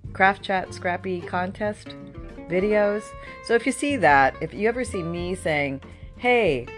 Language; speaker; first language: English; native; English